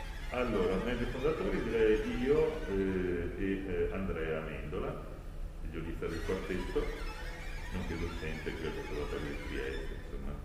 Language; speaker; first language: Italian; native; Italian